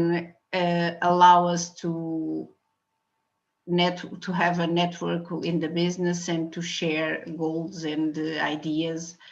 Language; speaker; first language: English; non-native, fluent; Portuguese